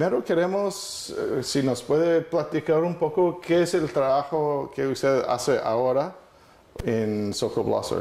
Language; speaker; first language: Spanish; non-native, fluent; English